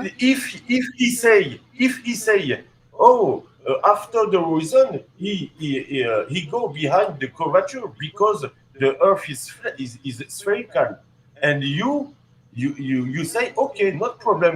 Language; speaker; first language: English; non-native, learner; French